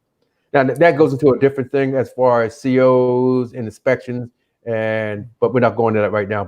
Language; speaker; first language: English; native; English